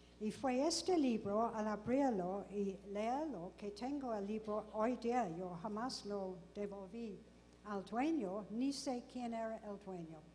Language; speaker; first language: Spanish; non-native, fluent; English